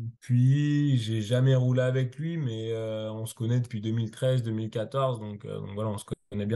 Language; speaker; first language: French; native; French